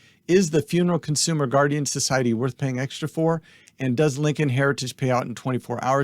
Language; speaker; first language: English; native; English